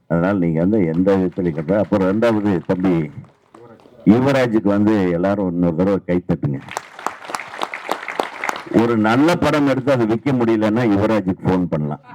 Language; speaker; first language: Tamil; native; Tamil